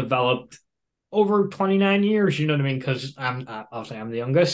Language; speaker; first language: English; native; English